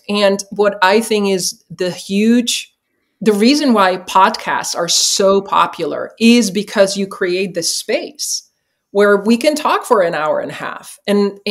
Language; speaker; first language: English; non-native, fluent; Czech